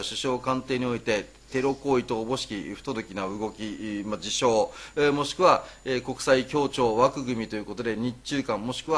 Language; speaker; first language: Japanese; native; Japanese